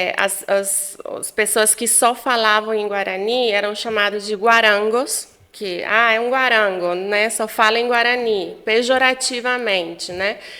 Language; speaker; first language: Portuguese; non-native, fluent; Guarani